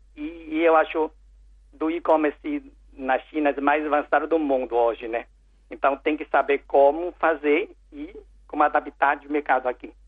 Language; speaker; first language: Portuguese; non-native, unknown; Chinese